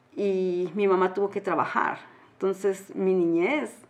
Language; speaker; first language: Spanish; native; Spanish